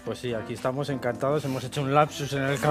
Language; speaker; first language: Spanish; native; Spanish